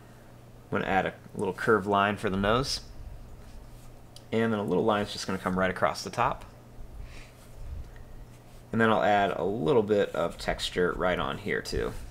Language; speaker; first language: English; native; English